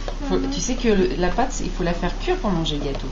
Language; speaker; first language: French; native; French